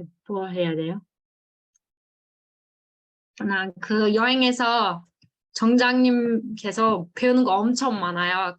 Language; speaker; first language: Korean; non-native, fluent; Turkish